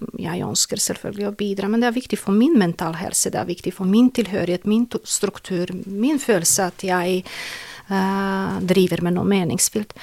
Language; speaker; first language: Norwegian; non-native, fluent; Serbian